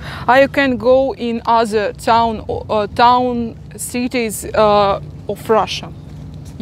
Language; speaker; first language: English; non-native, learner; Russian